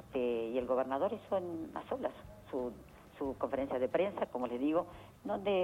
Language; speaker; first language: Spanish; native; Spanish